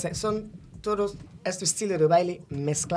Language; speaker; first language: Spanish; non-native, fluent; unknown